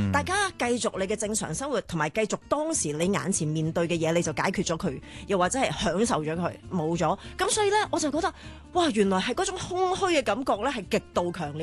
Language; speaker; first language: Cantonese; native; Cantonese